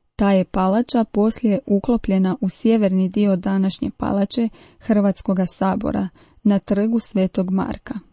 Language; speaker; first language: Croatian; native; Croatian